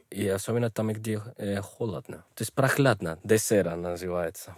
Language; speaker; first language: Russian; non-native, learner; Spanish